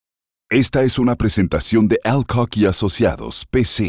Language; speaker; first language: Spanish; native; Spanish